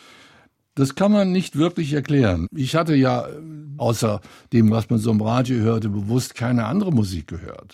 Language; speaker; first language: German; native; German